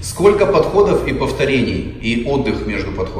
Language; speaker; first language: Russian; native; Russian